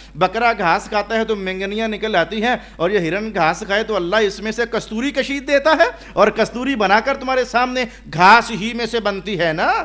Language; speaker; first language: Urdu; non-native, local second language; Punjabi